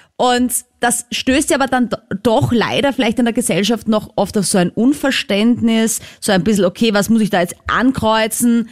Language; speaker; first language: German; native; German